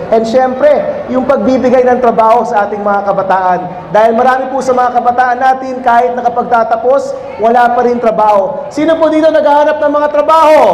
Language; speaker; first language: Filipino; native; Filipino